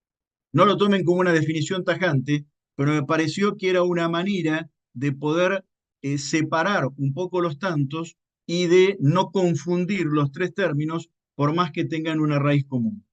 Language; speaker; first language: Spanish; native; Spanish